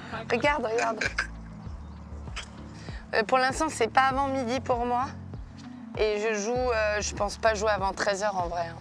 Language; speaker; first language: French; native; French